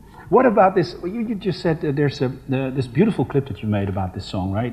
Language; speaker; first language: English; non-native, fluent; Dutch